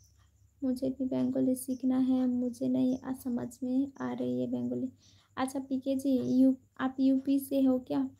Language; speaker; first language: Hindi; non-native, local second language; Bangla